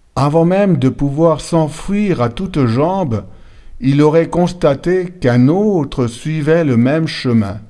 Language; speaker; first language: French; native; French